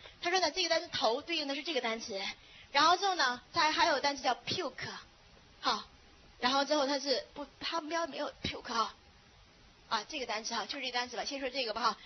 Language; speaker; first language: Chinese; native; Chinese